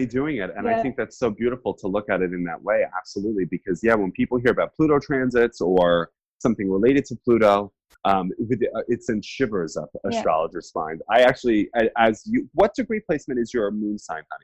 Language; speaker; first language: English; native; English